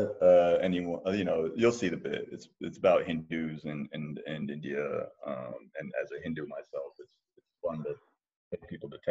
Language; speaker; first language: English; native; English